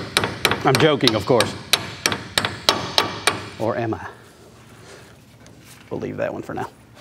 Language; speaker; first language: English; native; English